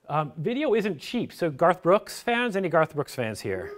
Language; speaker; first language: English; native; English